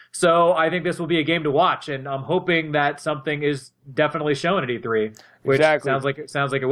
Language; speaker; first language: English; native; English